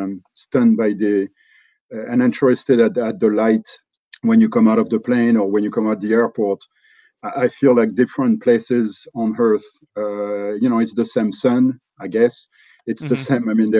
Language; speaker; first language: English; non-native, fluent; French